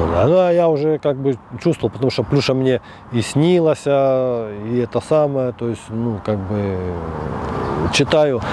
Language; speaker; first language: Russian; non-native, local second language; Ukrainian